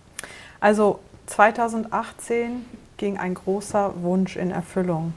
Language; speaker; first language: German; native; German